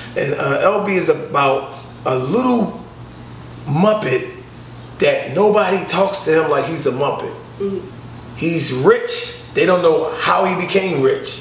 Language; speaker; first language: English; native; English